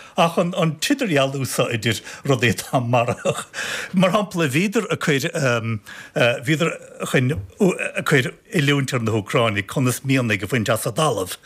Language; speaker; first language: Irish; native; Irish